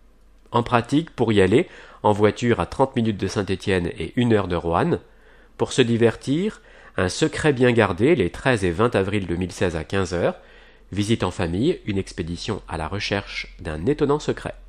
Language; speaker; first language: French; native; French